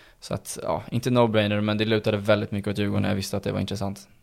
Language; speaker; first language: Swedish; native; Swedish